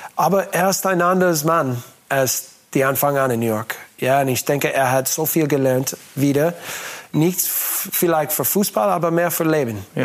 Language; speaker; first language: German; non-native, learner; English